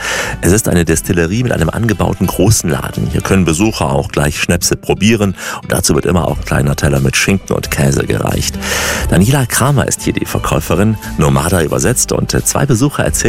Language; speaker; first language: German; native; German